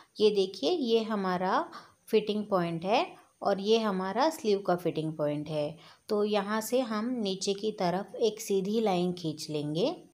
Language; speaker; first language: Hindi; native; Hindi